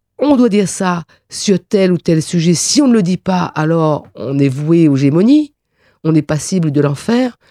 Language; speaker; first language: French; non-native, local second language; Réunion Creole French